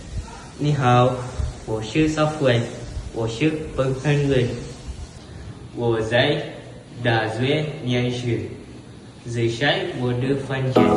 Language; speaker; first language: Chinese; non-native, learner; Malay